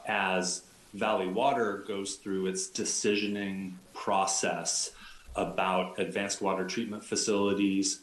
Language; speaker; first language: English; native; English